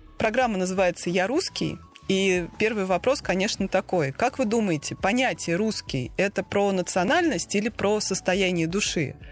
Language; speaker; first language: Russian; native; Russian